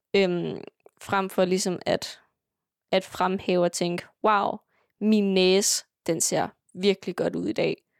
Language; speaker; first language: Danish; native; Danish